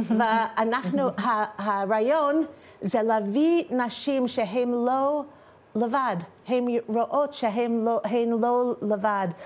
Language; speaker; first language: Hebrew; non-native, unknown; English